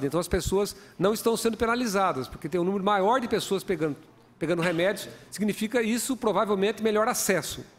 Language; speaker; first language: Portuguese; native; Portuguese